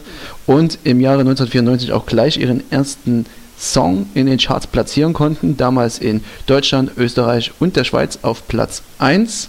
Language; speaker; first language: German; native; German